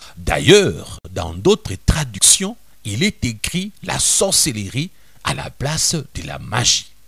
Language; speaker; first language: French; non-native, local second language; Lingala